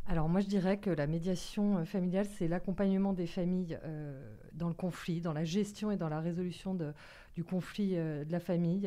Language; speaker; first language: French; native; French